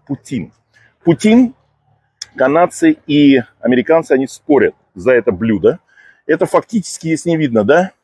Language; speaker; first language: Russian; native; Russian